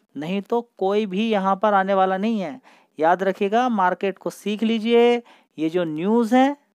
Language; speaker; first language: Hindi; native; Hindi